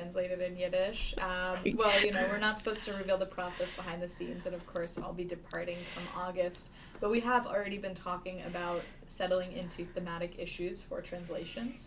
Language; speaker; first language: English; native; English